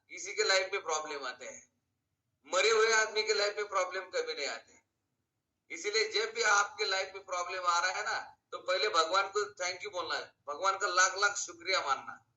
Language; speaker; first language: Hindi; non-native, local second language; Marathi